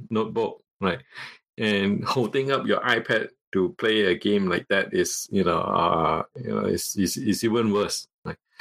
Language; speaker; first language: English; non-native, local second language; Cantonese